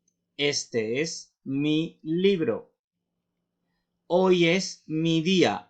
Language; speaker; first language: Spanish; non-native, fluent; Urdu